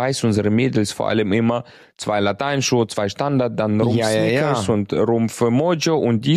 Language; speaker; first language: German; native; German